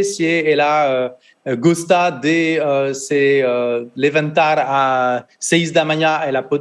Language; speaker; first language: Portuguese; non-native, learner; French